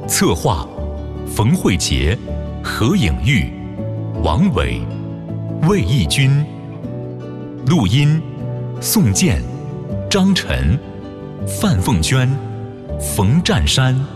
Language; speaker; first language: Chinese; native; Chinese